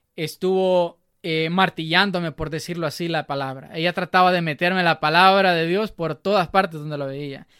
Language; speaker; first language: Spanish; native; Spanish